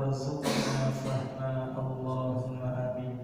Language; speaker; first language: Arabic; non-native, fluent; Indonesian